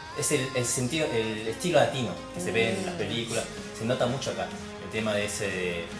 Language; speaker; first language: Spanish; early bilingual, other home language; Korean